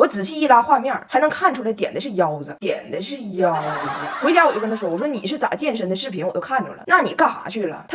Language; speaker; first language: Chinese; native; Chinese